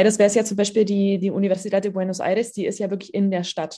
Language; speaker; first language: German; native; German